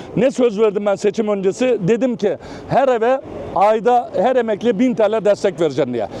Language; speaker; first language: Turkish; native; Turkish